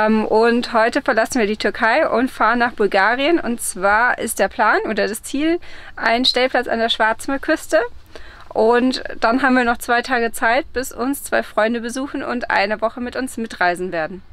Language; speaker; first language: German; native; German